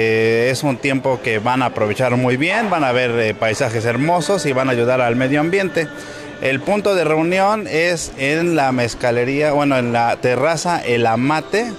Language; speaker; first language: Spanish; native; Spanish